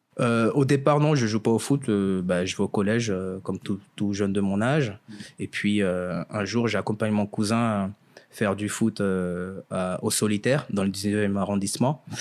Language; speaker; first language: French; early bilingual, other home language; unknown